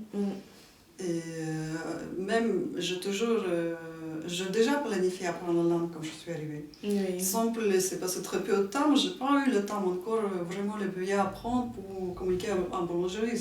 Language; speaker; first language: French; non-native, fluent; Ukrainian